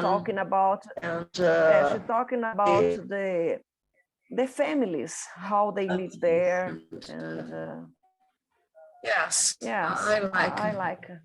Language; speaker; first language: English; non-native, learner; Portuguese